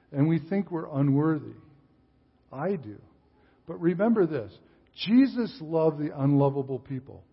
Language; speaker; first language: English; native; English